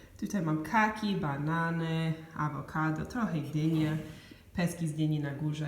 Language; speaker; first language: Polish; non-native, learner; English